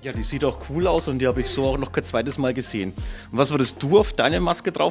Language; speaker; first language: German; native; German